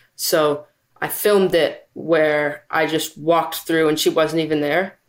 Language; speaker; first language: English; native; English